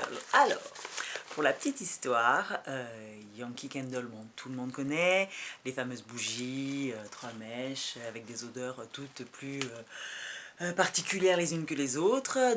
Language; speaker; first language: French; native; French